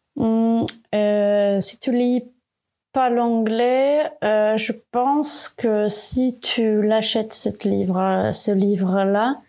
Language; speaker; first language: French; non-native, fluent; Swedish